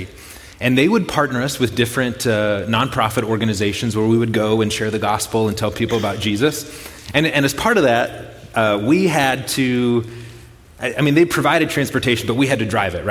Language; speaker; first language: English; native; English